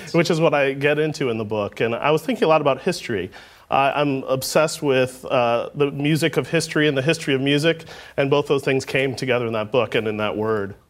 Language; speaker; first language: English; native; English